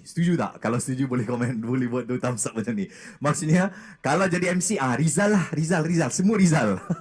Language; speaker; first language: Malay; native; Malay